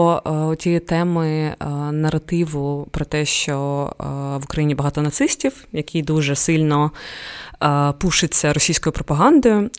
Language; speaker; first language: Ukrainian; native; Ukrainian